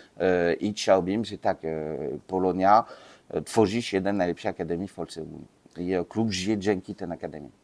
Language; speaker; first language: Polish; non-native, learner; French